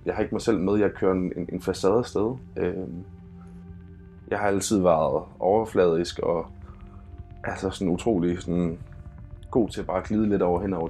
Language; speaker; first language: Danish; native; Danish